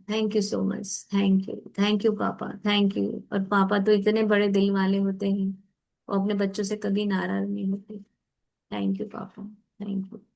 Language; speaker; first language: Hindi; native; Hindi